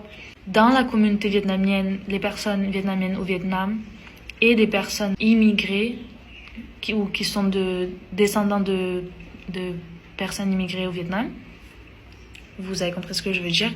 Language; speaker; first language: French; early bilingual, other home language; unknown